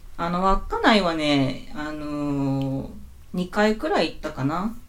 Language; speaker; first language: Japanese; native; Japanese